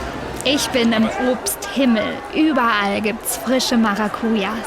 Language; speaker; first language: German; native; German